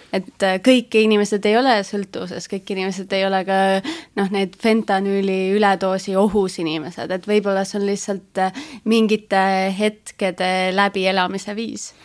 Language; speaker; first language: Estonian; native; Estonian